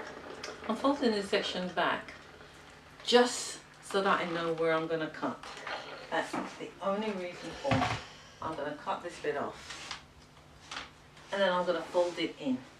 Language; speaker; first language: English; native; English